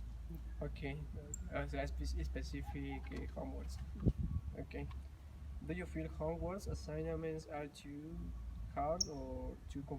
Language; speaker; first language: English; non-native, learner; Spanish